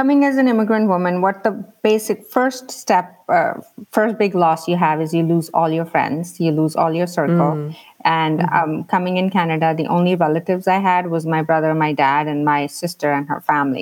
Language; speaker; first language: English; non-native, local second language; Punjabi